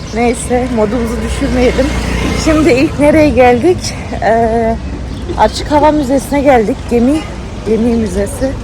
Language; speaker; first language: Turkish; early bilingual, heritage; Turkish